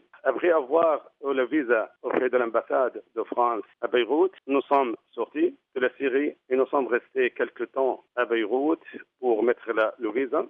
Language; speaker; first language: French; non-native, fluent; Arabic